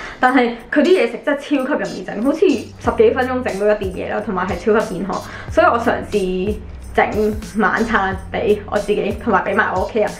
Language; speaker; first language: Cantonese; early bilingual, other home language; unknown